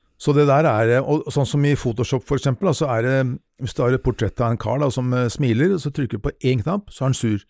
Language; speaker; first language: Norwegian; native; Norwegian